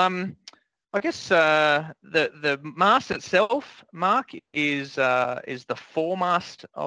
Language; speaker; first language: English; native; English